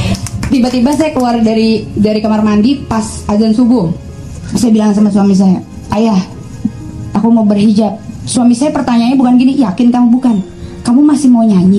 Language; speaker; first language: Indonesian; native; Indonesian